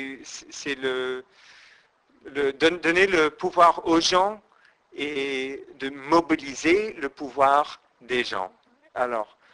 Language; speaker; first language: French; non-native, fluent; English